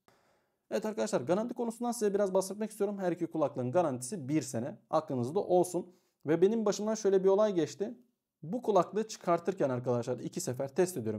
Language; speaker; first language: Turkish; native; Turkish